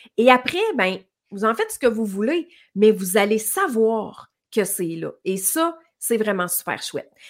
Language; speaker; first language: French; native; French